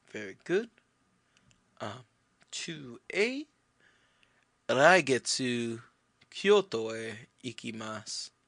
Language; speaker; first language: Japanese; non-native, learner; English